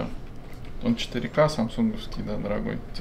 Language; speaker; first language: Russian; native; Russian